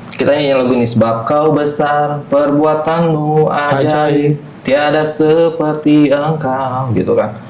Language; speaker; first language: Indonesian; native; Indonesian